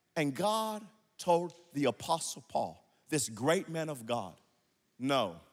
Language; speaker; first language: English; native; English